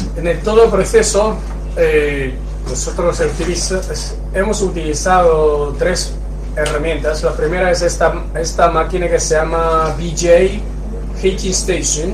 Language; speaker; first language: Spanish; non-native, fluent; Chinese